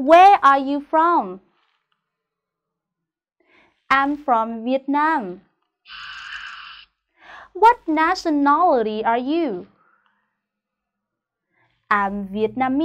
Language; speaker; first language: English; non-native, learner; Vietnamese